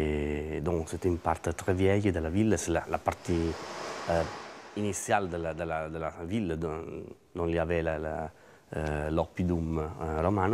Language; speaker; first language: French; non-native, learner; Italian